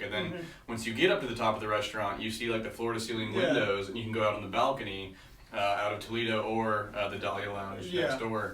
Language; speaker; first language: English; native; English